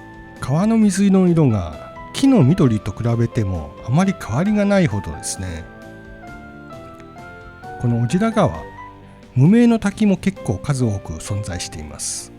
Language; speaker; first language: Japanese; native; Japanese